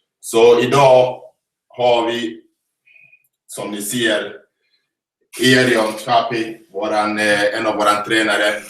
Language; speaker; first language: Swedish; non-native, fluent; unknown